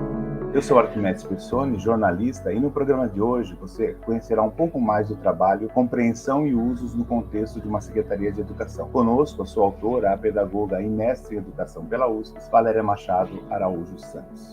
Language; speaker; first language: Portuguese; native; Portuguese